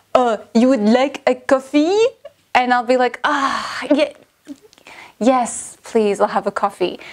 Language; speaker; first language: English; native; English